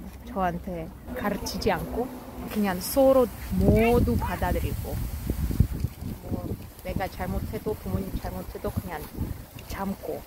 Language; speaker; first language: Korean; non-native, fluent; Russian